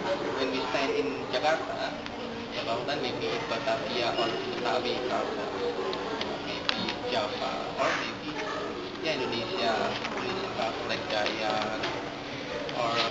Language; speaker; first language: English; non-native, learner; Indonesian